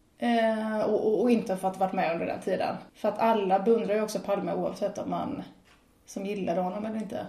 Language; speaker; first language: Swedish; native; Swedish